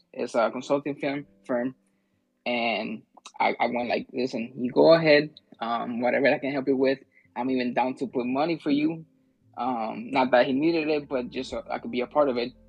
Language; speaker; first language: English; early bilingual, other home language; Spanish